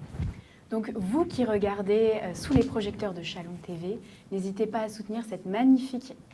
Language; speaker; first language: French; native; French